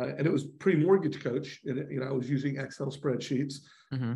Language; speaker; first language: English; native; English